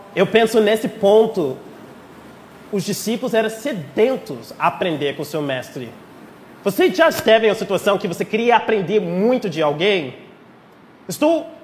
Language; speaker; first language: Portuguese; non-native, fluent; English